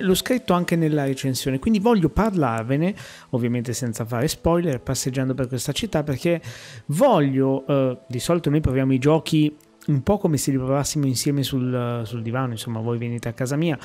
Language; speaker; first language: Italian; native; Italian